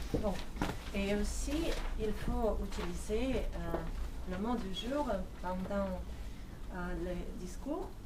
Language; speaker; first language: French; non-native, fluent; Russian